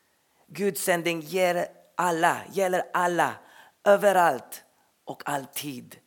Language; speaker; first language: Swedish; non-native, fluent; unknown